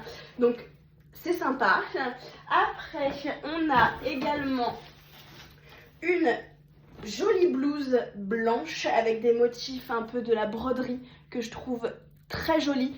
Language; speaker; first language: French; native; French